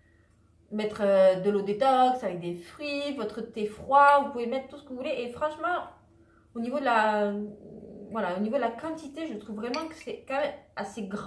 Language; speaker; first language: French; native; French